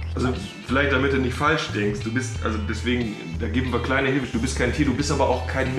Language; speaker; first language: German; native; German